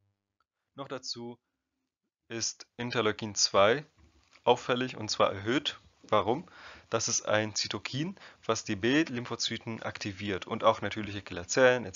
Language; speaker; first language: German; non-native, fluent; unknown